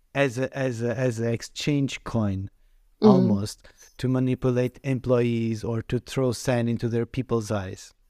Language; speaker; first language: English; non-native, fluent; Portuguese